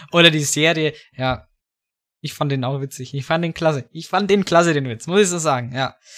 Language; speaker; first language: German; native; German